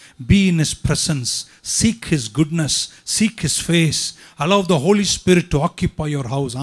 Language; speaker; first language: English; non-native, local second language; Tamil